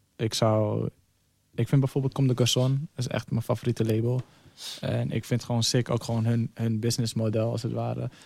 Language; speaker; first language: Dutch; early bilingual, other home language; Somali